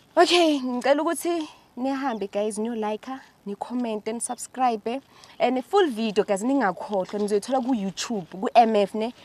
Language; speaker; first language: Zulu; non-native, local second language; Southern Sotho